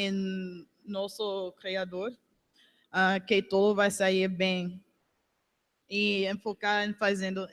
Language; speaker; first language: Portuguese; non-native, learner; English